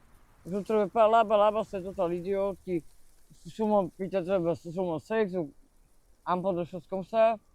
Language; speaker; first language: French; non-native, learner; Slovak